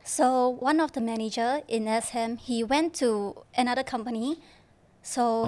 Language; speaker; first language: English; non-native, local second language; Chinese